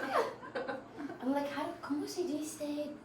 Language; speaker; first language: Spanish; non-native, learner; English